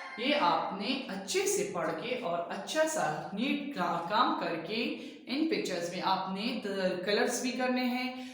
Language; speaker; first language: Urdu; native; Urdu